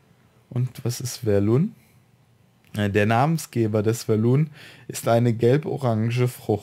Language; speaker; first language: German; native; German